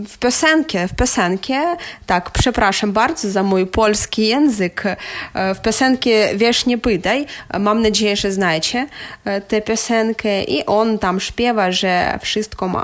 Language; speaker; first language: Polish; non-native, learner; Ukrainian